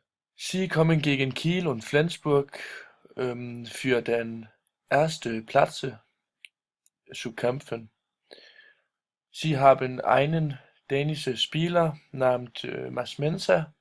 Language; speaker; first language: German; non-native, learner; Danish